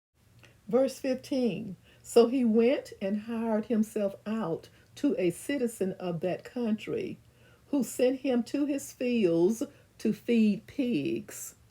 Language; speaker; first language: English; native; English